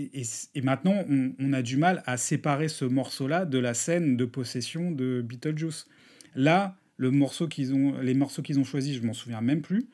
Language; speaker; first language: French; native; French